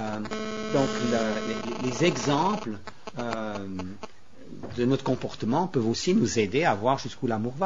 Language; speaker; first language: French; native; French